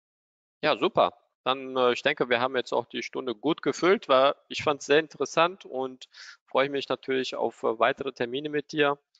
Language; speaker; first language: German; native; German